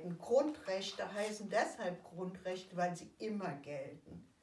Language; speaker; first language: German; native; German